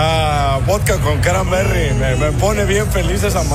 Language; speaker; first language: Spanish; native; Spanish